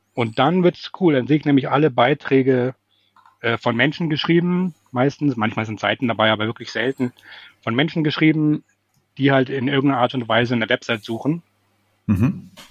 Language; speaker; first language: German; native; German